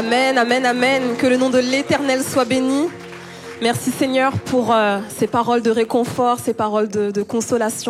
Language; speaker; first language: French; native; French